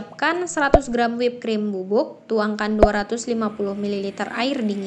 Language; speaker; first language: Indonesian; native; Indonesian